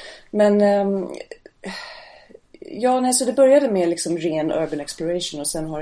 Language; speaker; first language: Swedish; non-native, fluent; English